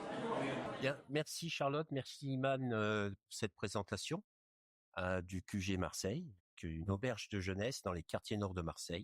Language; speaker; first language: French; native; French